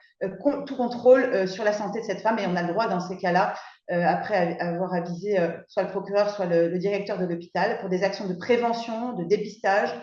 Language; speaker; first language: French; native; French